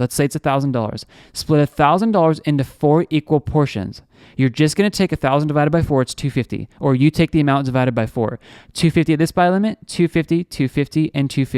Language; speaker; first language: English; native; English